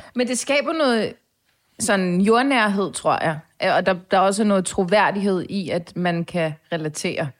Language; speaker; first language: Danish; early bilingual, other home language; Turkish